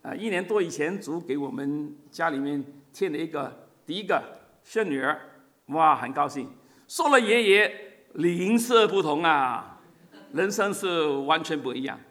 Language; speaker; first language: Chinese; non-native, local second language; Cantonese